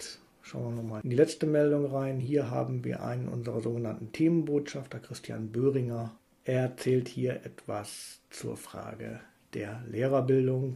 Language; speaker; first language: German; native; German